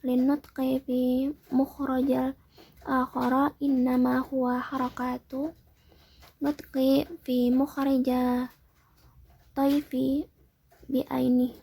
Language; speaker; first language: Arabic; non-native, learner; Indonesian